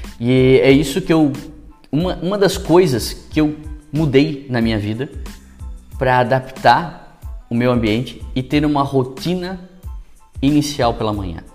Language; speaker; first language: Portuguese; native; Portuguese